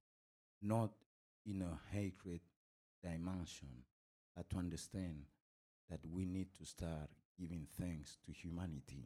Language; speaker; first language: English; non-native, fluent; Spanish